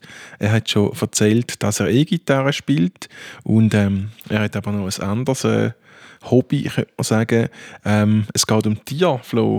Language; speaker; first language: German; native; German